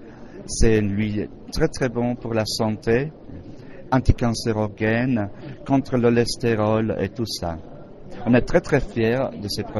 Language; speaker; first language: French; non-native, fluent; Slovenian